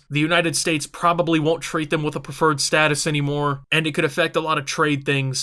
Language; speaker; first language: English; native; English